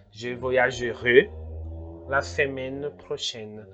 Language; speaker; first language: French; non-native, fluent; Portuguese